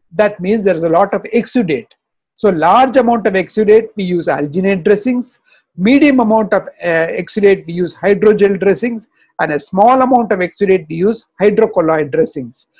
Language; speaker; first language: English; non-native, local second language; Tamil